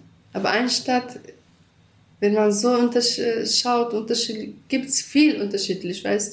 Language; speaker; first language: German; non-native, learner; Central Kurdish